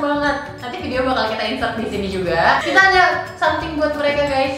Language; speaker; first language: Indonesian; native; Indonesian